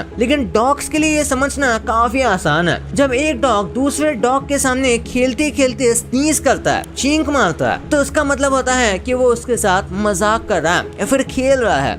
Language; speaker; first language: Hindi; native; Hindi